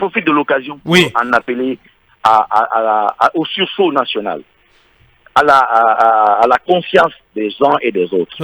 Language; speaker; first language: French; non-native, local second language; Fula